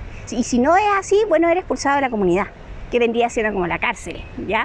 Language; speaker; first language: Spanish; native; Spanish